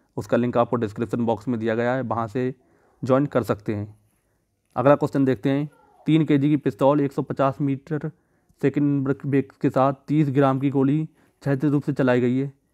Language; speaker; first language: Hindi; native; Hindi